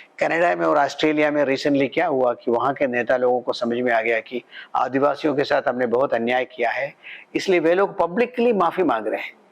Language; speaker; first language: Hindi; non-native, local second language; Malayalam